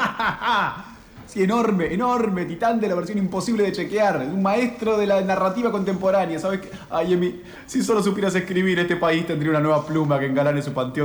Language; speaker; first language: Spanish; native; Spanish